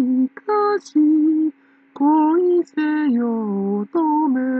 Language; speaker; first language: Japanese; native; Japanese